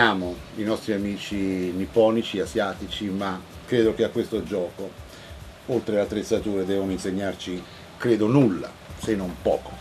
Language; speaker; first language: Italian; native; Italian